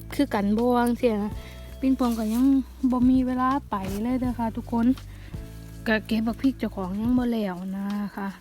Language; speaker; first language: Thai; non-native, local second language; Northeastern Thai